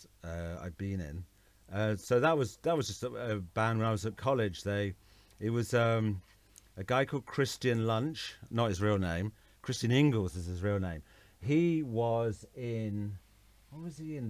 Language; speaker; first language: English; native; English